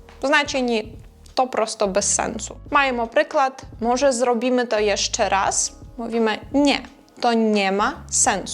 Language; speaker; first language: Polish; non-native, fluent; Ukrainian